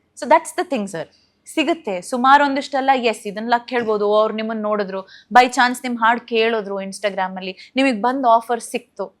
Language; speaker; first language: Kannada; native; Kannada